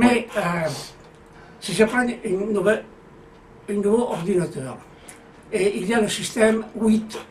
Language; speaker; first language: French; non-native, fluent; Italian